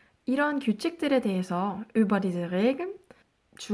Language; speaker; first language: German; non-native, fluent; Korean